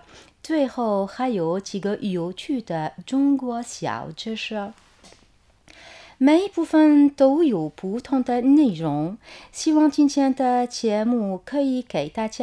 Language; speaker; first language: Chinese; non-native, fluent; Arabic